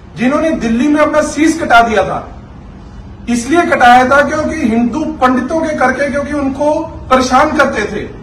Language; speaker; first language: Hindi; non-native, local second language; Punjabi